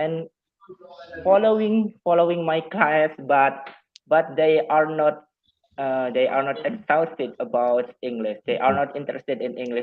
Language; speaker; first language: English; non-native, fluent; Javanese